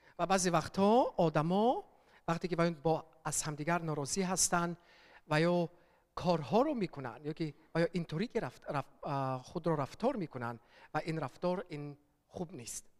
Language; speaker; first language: Persian; early bilingual, heritage; Persian